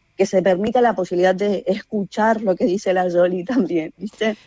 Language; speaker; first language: Spanish; native; Spanish